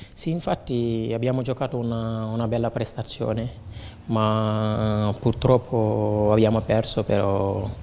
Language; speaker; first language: Italian; non-native, fluent; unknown